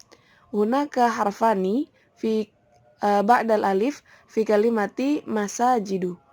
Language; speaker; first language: Arabic; non-native, learner; Indonesian